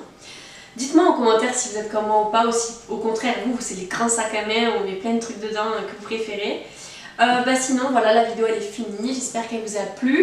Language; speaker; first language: French; native; French